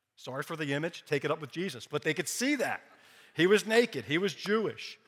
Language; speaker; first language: English; native; English